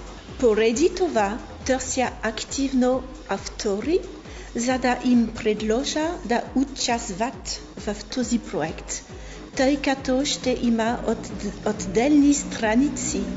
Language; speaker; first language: Bulgarian; non-native, fluent; French